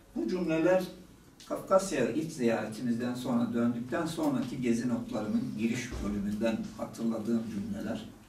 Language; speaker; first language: Turkish; non-native, local second language; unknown